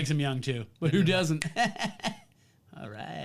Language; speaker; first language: English; native; English